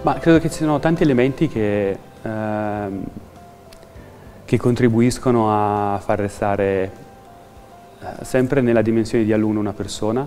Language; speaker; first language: Italian; native; Italian